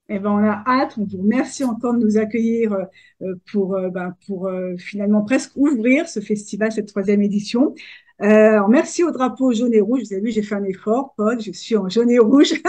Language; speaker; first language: French; native; French